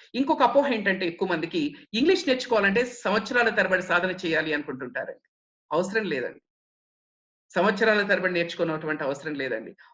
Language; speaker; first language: Telugu; native; Telugu